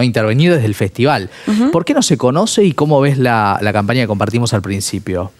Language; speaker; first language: Spanish; native; Spanish